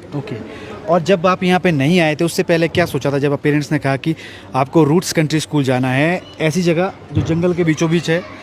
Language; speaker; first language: Hindi; native; Hindi